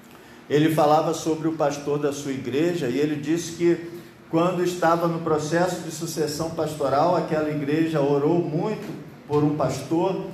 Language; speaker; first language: Portuguese; native; Portuguese